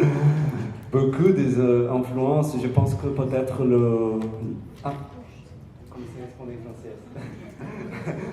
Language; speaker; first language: French; non-native, learner; Portuguese